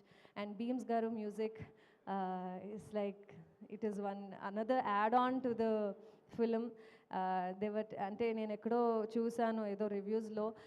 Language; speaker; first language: Telugu; non-native, fluent; Kannada